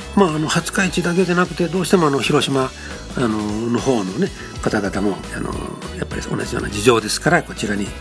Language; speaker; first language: Japanese; native; Japanese